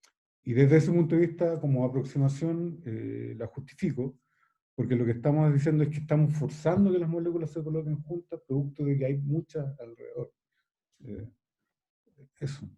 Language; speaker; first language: Spanish; native; Spanish